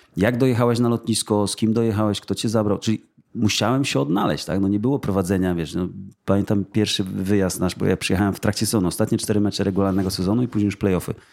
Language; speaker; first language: Polish; native; Polish